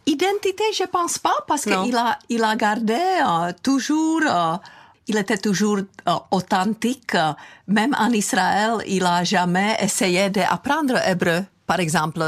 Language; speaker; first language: French; non-native, fluent; Czech